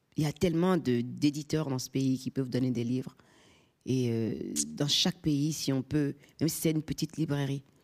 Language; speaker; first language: French; non-native, local second language; Fon